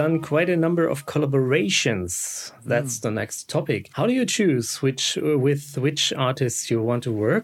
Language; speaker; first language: English; non-native, fluent; German